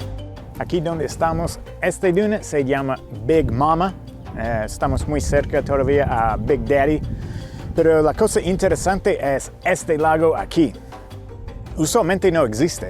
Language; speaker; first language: Spanish; non-native, fluent; English